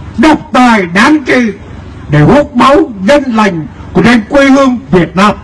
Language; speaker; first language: Vietnamese; native; Vietnamese